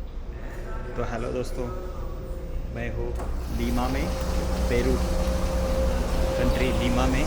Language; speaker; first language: Hindi; non-native, local second language; Marathi